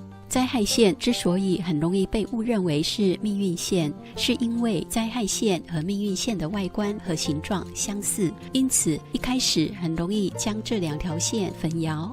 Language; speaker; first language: Chinese; native; Chinese